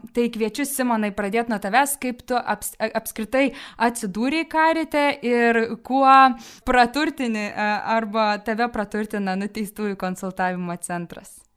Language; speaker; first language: Lithuanian; native; Lithuanian